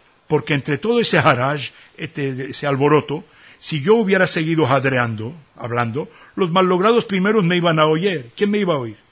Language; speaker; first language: Spanish; early bilingual, heritage; Ladino